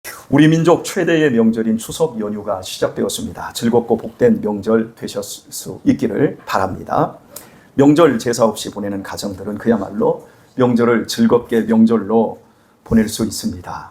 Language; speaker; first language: Korean; native; Korean